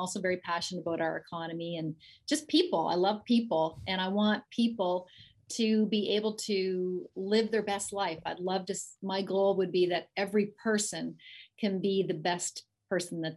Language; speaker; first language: English; native; English